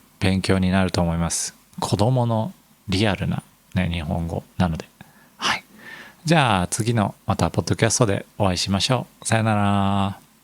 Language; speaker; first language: Japanese; native; Japanese